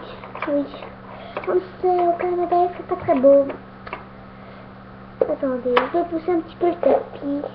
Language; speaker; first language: French; native; French